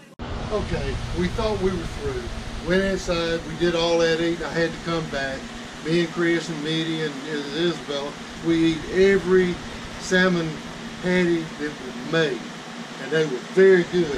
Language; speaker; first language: English; native; English